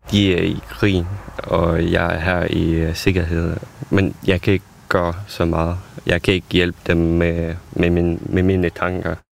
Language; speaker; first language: Danish; non-native, fluent; Ukrainian